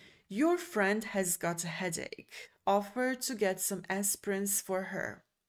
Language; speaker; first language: English; non-native, fluent; Serbian